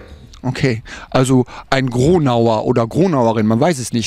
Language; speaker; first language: German; native; German